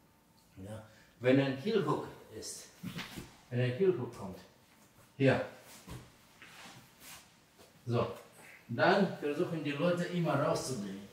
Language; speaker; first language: German; non-native, fluent; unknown